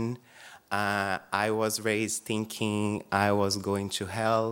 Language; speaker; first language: English; non-native, fluent; Portuguese